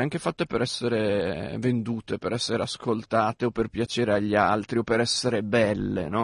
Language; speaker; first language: Italian; native; Italian